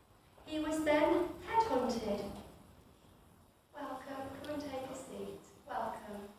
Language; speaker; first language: English; native; English